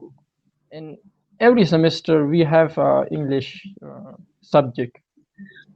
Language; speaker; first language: English; non-native, learner; Pashto